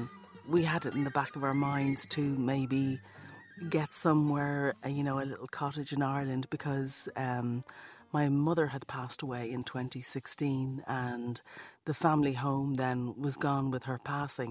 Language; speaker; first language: English; native; English